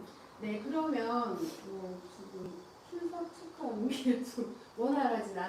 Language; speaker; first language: Korean; native; Korean